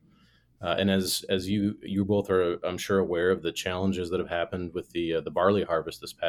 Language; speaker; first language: English; native; English